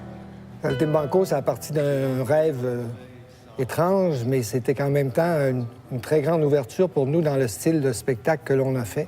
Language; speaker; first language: French; native; French